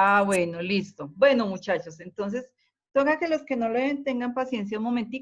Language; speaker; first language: Spanish; native; Spanish